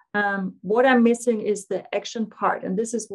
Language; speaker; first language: English; non-native, fluent; German